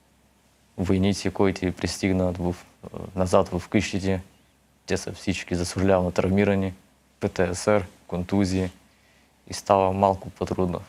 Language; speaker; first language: Bulgarian; early bilingual, heritage; Russian